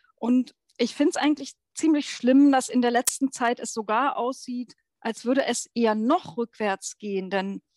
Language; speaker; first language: German; native; German